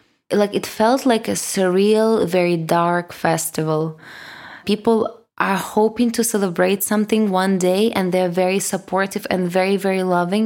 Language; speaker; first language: English; non-native, fluent; Russian